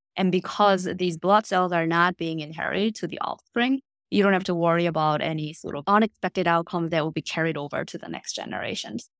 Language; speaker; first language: English; non-native, fluent; Korean